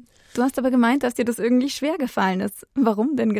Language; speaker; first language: German; native; German